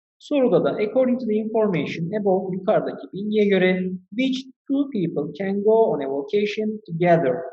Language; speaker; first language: English; non-native, fluent; Turkish